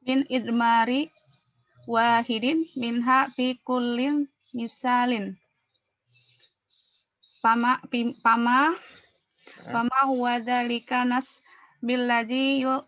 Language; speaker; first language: Arabic; non-native, learner; Indonesian